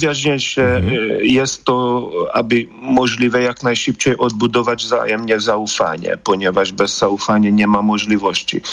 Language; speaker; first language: Polish; non-native, fluent; Hungarian